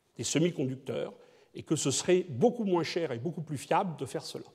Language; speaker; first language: French; native; French